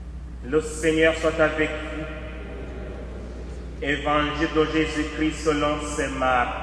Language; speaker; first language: French; native; French